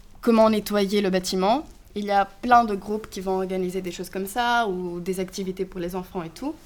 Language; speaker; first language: French; non-native, fluent; Greek